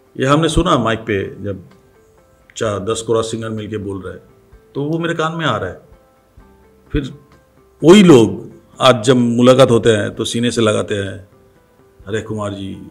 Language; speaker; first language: Hindi; non-native, local second language; Bangla